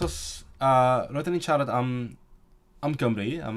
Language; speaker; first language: Welsh; non-native, learner; Cantonese